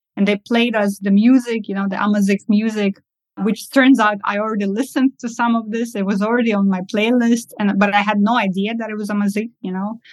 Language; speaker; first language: English; early bilingual, other home language; Russian